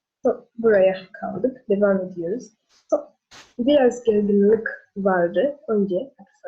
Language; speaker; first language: Turkish; non-native, learner; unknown